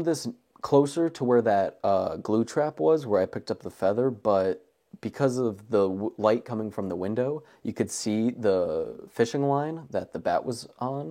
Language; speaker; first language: English; native; English